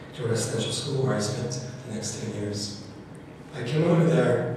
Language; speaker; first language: English; non-native, fluent; Cree